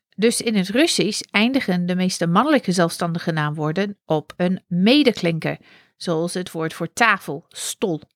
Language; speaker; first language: Dutch; non-native, fluent; English